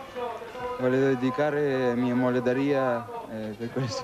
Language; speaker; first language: Italian; non-native, learner; Russian